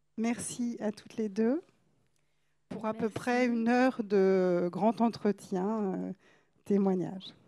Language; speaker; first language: French; native; French